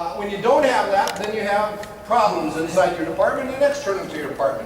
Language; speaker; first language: English; native; English